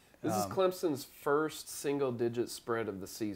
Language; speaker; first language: English; native; English